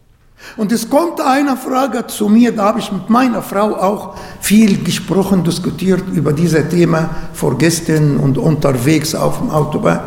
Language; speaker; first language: German; non-native, learner; Arabic